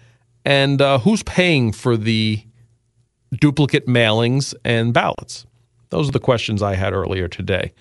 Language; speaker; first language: English; native; English